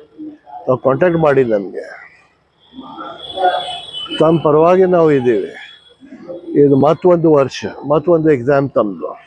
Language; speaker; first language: Kannada; non-native, local second language; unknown